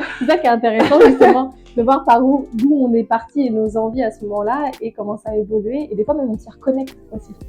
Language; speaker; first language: French; native; French